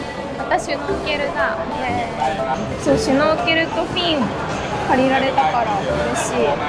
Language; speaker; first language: Japanese; native; Japanese